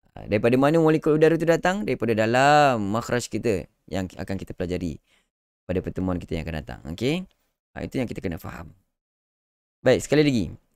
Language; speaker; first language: Malay; native; Malay